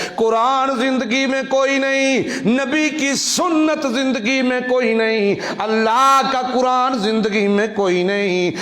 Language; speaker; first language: Urdu; non-native, local second language; Punjabi